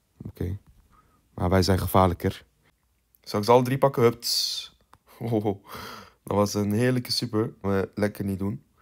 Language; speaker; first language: Dutch; early bilingual, other home language; Turkish